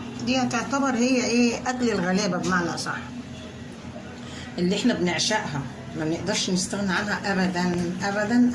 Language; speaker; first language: Arabic; native; Arabic